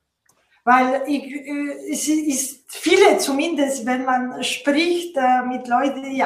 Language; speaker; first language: German; non-native, fluent; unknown